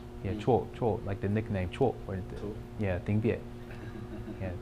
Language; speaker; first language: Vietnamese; non-native, learner; English